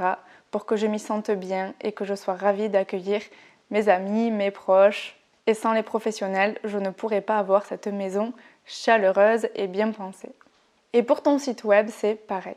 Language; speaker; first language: French; native; French